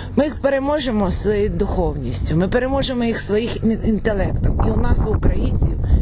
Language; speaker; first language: Ukrainian; non-native, local second language; Russian